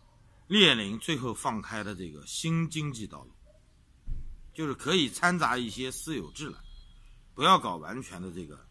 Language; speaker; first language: Chinese; native; Chinese